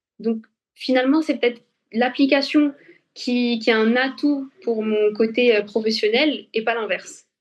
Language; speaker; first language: French; non-native, local second language; Arabic